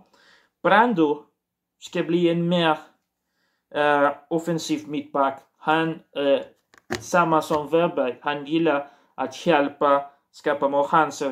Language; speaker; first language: Swedish; non-native, learner; Portuguese